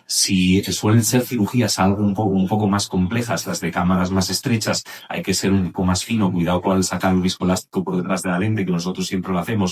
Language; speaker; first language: Spanish; native; Spanish